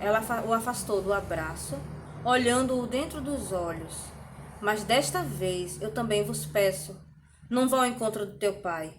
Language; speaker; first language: Portuguese; native; Portuguese